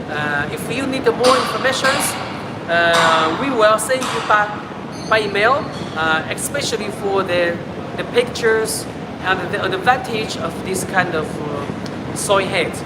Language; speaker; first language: English; non-native, learner; Chinese